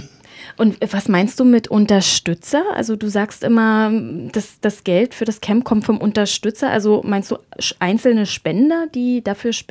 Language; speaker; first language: German; native; German